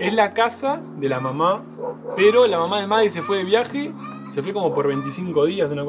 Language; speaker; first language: Spanish; native; Spanish